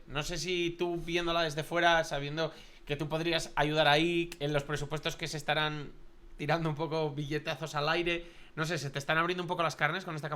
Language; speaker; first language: Spanish; native; Spanish